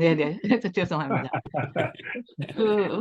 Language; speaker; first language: Korean; early bilingual, heritage; Korean